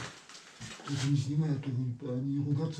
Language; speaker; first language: Russian; native; Russian